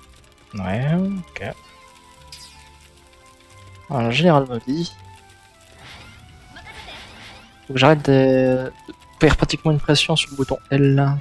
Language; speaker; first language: French; native; French